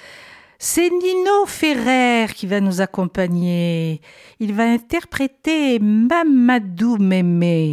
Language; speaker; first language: French; native; French